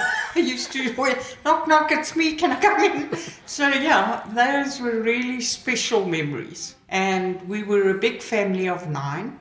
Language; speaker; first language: English; native; English